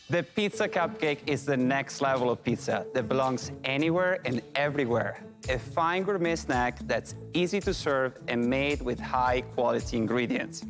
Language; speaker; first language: English; non-native, fluent; Italian